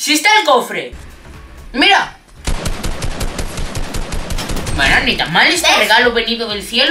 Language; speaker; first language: Spanish; native; Spanish